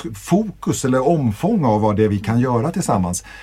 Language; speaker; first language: Swedish; native; Swedish